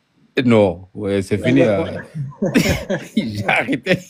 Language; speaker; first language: French; non-native, learner; Arabic